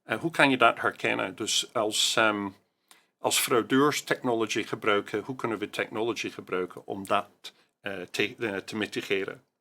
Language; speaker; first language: Dutch; non-native, fluent; English